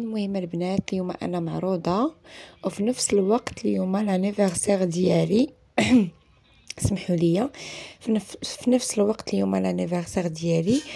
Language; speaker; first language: Arabic; native; Arabic